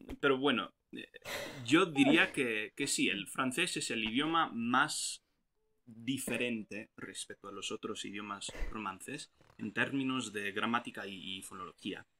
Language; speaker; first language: Spanish; non-native, fluent; English